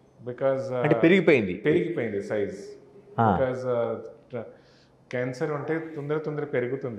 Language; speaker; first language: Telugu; non-native, learner; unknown